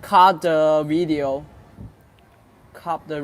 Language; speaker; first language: English; non-native, learner; Chinese